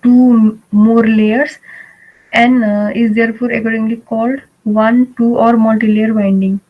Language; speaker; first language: English; non-native, local second language; Nepali